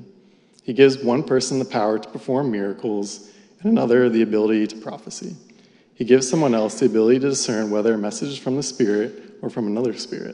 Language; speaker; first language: English; native; English